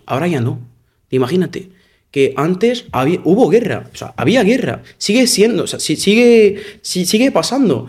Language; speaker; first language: Spanish; non-native, fluent; Arabic